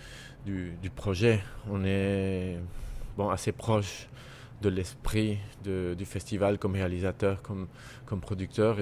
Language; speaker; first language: French; non-native, fluent; Spanish